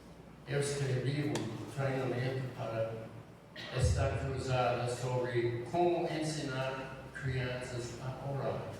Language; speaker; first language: Portuguese; non-native, fluent; English